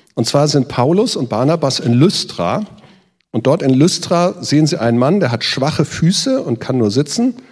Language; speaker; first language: German; native; German